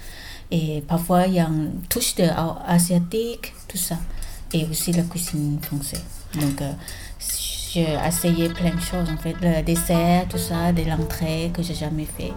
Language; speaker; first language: French; non-native, learner; Thai